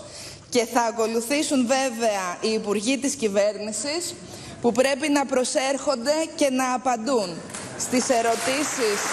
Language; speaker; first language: Greek; native; Greek